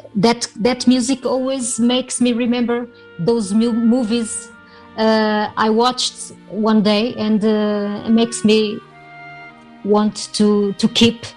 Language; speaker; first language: English; non-native, fluent; Portuguese